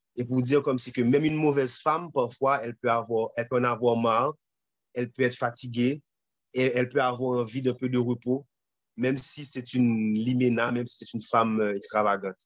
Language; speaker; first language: French; non-native, local second language; Haitian Creole